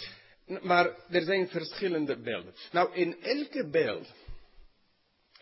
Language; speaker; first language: Dutch; non-native, fluent; English